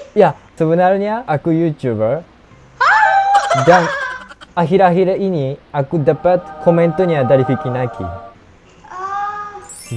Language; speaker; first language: Indonesian; non-native, fluent; Japanese